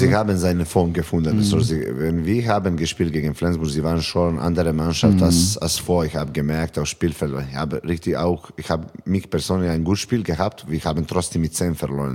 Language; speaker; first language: German; non-native, fluent; Serbian